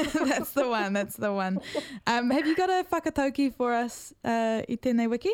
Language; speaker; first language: English; native; English